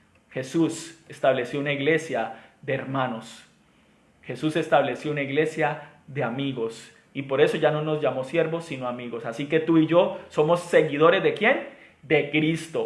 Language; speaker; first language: Spanish; native; Spanish